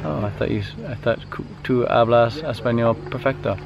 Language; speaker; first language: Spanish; non-native, learner; English